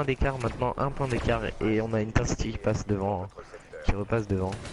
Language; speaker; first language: French; native; French